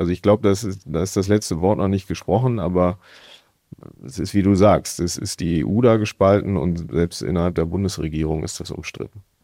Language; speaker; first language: German; native; German